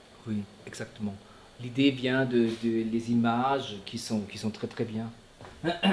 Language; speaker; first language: French; non-native, fluent; German